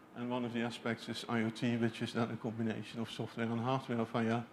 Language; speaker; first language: English; non-native, fluent; Dutch